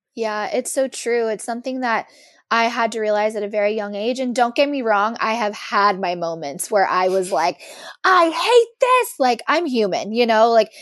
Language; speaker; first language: English; native; English